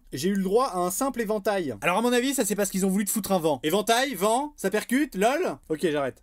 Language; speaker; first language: French; native; French